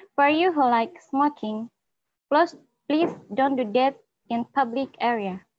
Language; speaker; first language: English; non-native, learner; Indonesian